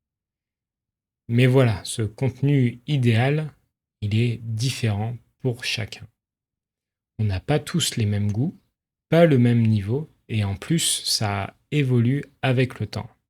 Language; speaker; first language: French; native; French